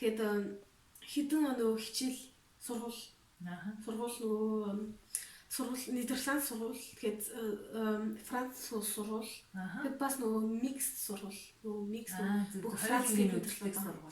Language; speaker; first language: Mongolian; early bilingual, heritage; Mongolian